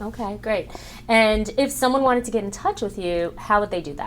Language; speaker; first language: English; native; English